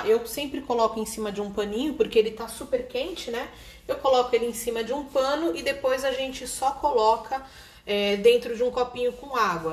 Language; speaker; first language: Portuguese; native; Portuguese